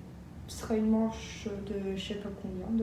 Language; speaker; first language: French; native; French